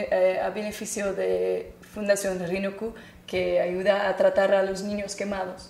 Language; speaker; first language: Spanish; non-native, fluent; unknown